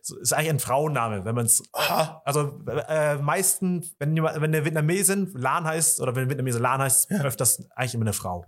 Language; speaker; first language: German; early bilingual, other home language; Vietnamese